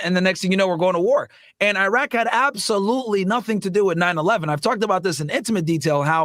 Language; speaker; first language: English; native; English